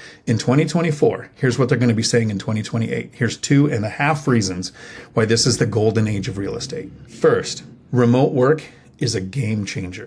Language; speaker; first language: English; native; English